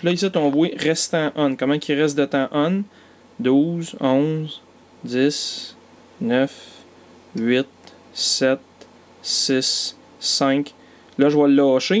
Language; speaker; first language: French; native; French